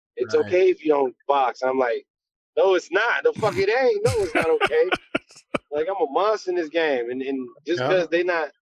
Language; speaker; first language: English; native; English